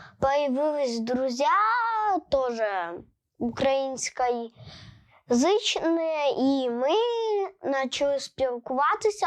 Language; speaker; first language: Ukrainian; non-native, local second language; Russian